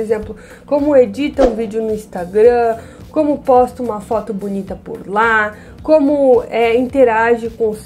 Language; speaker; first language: Portuguese; native; Portuguese